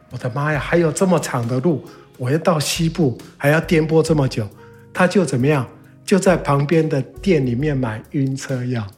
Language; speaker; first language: Chinese; native; Chinese